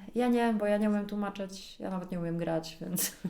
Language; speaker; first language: Polish; native; Polish